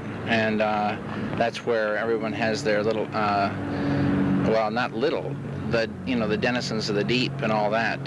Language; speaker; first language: English; native; English